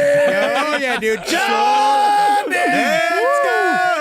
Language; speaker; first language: English; native; English